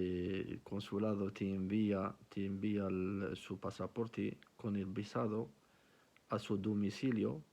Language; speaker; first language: Spanish; non-native, learner; Arabic